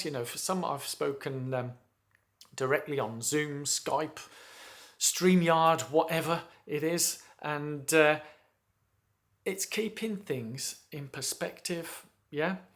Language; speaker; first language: English; native; English